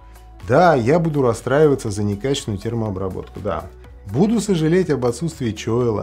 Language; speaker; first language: Russian; native; Russian